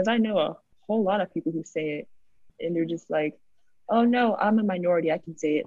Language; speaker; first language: English; native; English